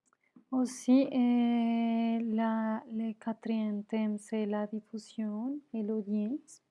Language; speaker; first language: French; non-native, learner; Spanish